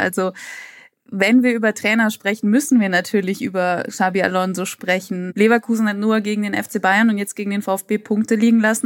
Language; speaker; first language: German; native; German